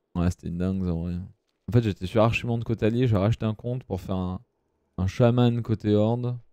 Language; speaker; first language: French; early bilingual, other home language; Italian